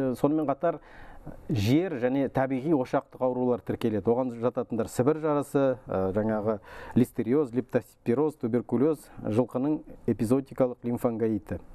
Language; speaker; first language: Kazakh; native; Kazakh